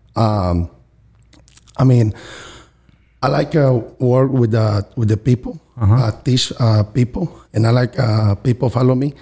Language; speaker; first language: English; non-native, learner; Spanish